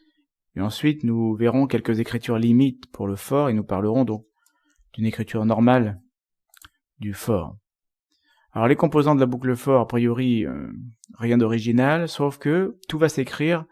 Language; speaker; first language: French; native; French